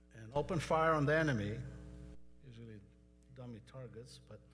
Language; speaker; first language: English; non-native, fluent; Hebrew